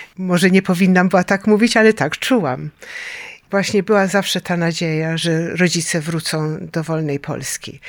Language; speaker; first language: Polish; early bilingual, heritage; Polish